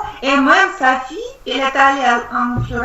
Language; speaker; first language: French; non-native, learner; Russian